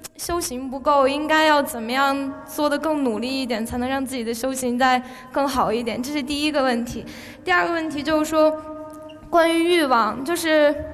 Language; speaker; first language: Chinese; native; Chinese